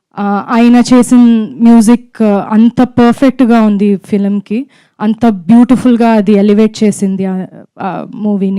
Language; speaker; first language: Telugu; non-native, fluent; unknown